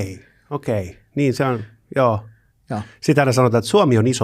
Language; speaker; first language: Finnish; native; Finnish